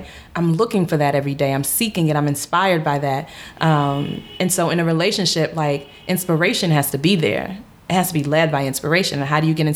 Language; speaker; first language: English; native; English